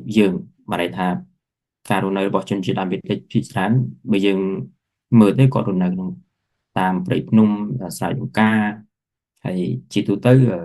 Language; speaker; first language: Khmer; non-native, local second language; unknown